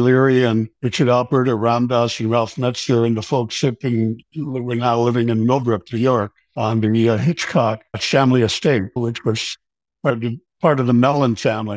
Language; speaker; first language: English; native; English